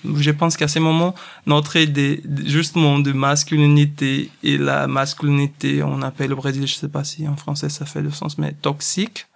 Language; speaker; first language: French; non-native, fluent; Portuguese